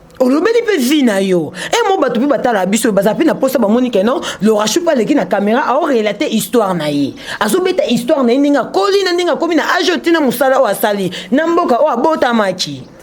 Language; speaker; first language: Lingala; native; Lingala